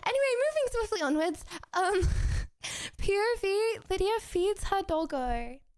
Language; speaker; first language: English; native; English